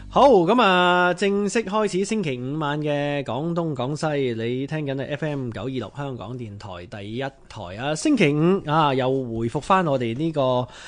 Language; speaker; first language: Cantonese; native; Cantonese